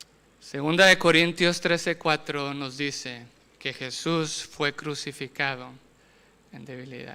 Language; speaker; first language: Spanish; native; Spanish